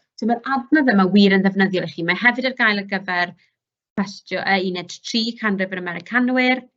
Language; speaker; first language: Welsh; native; Welsh